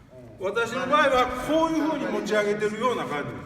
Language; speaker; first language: Japanese; native; Japanese